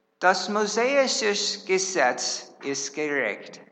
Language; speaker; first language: German; non-native, fluent; English